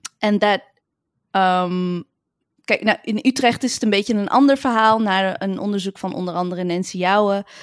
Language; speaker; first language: Dutch; early bilingual, other home language; Arabic